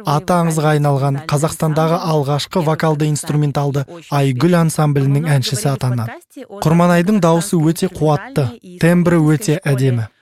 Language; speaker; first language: Kazakh; non-native, local second language; Russian